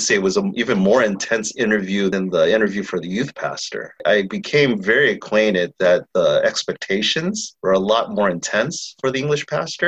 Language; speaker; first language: English; native; English